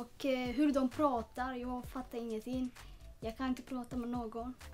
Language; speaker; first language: Swedish; non-native, learner; Tigrinya